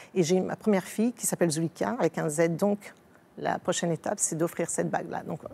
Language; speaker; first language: French; native; French